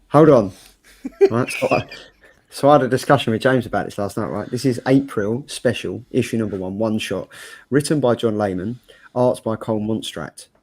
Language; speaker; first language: English; native; English